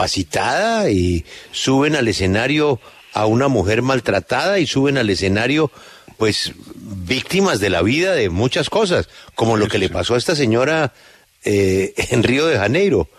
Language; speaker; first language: Spanish; native; Spanish